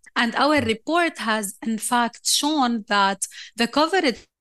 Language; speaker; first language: English; non-native, fluent; Arabic